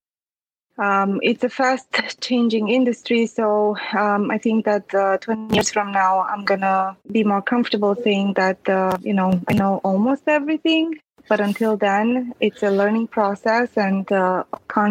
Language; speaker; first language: English; non-native, fluent; Romanian